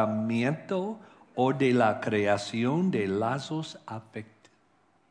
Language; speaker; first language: Spanish; non-native, learner; English